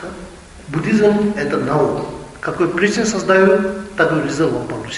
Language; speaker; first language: Russian; non-native, learner; Tibetan